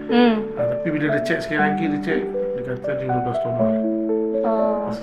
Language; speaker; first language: Malay; native; Malay